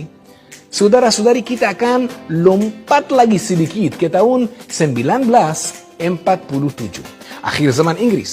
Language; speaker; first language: Indonesian; non-native, fluent; Hebrew